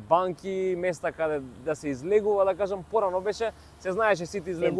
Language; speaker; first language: Macedonian; native; Macedonian